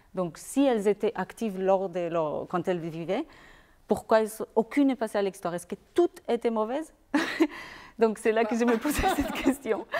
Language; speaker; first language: French; non-native, fluent; Spanish